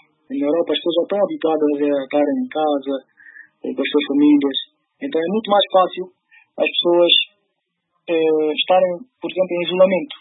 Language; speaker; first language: Portuguese; early bilingual, other home language; Upper Guinea Crioulo